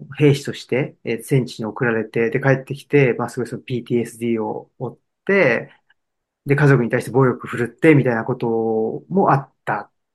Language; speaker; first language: Japanese; native; Japanese